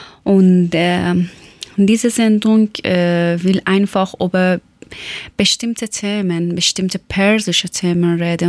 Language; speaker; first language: German; non-native, learner; Persian